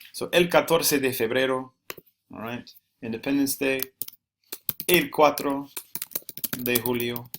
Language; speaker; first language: Spanish; non-native, fluent; English